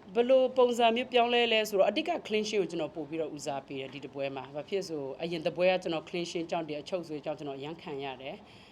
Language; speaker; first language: Burmese; native; Burmese